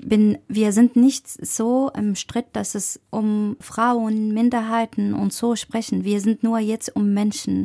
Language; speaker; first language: German; non-native, fluent; Arabic